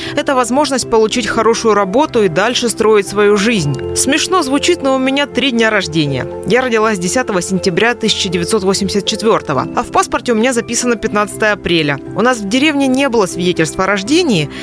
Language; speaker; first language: Russian; non-native, fluent; Chinese